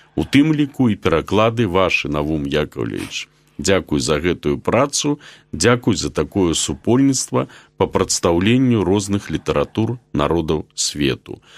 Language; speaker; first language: Belarusian; native; Belarusian